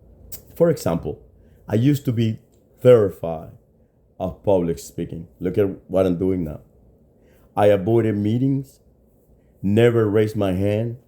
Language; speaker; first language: English; non-native, fluent; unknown